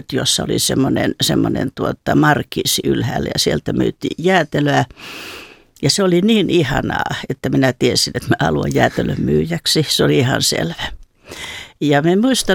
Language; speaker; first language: Finnish; native; Finnish